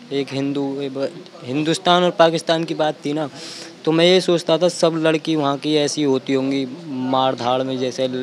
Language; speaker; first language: Hindi; native; Hindi